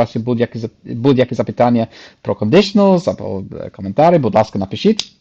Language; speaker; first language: Ukrainian; non-native, fluent; English